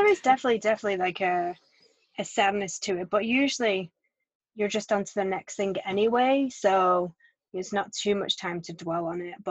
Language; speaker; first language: English; native; English